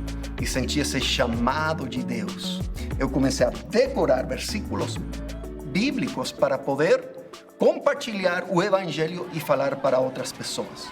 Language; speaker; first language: Portuguese; non-native, fluent; English